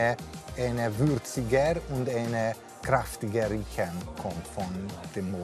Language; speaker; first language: German; non-native, learner; Hungarian